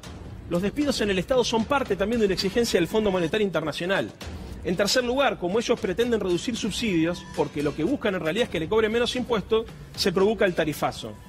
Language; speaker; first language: Spanish; native; Spanish